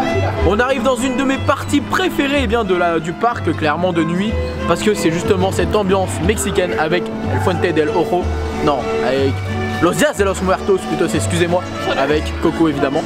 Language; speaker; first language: French; native; French